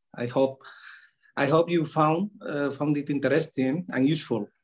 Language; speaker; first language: English; non-native, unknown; Spanish